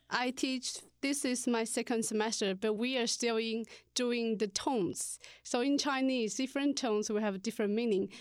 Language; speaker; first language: English; non-native, learner; Chinese